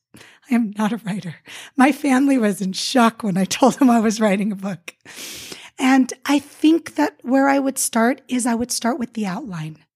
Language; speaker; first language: English; early bilingual, other home language; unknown